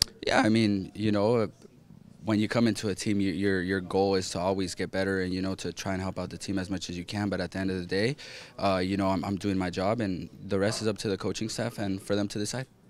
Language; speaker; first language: English; early bilingual, other home language; Spanish